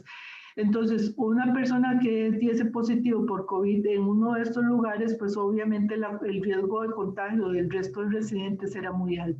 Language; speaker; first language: Spanish; native; Spanish